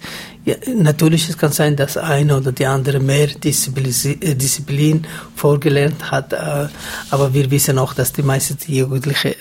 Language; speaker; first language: German; non-native, fluent; Somali